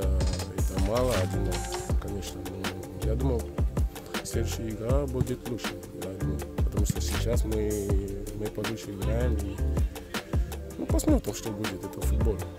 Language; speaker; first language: Russian; non-native, learner; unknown